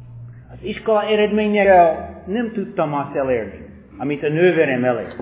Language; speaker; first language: Hungarian; non-native, fluent; English